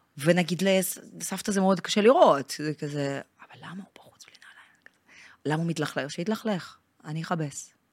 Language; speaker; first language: Hebrew; non-native, fluent; Russian